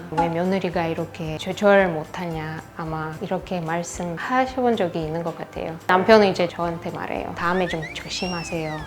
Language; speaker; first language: Korean; non-native, fluent; Russian